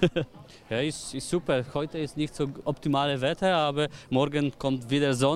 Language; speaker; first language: German; non-native, learner; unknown